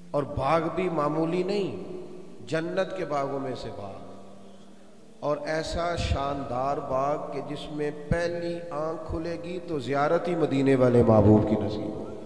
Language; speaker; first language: Urdu; non-native, local second language; Punjabi